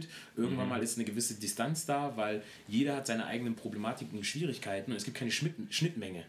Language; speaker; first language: German; native; German